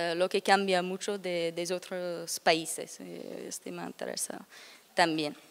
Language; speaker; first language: Spanish; non-native, learner; English